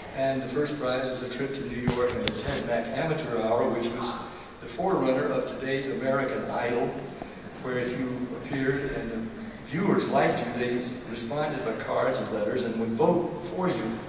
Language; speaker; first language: English; native; English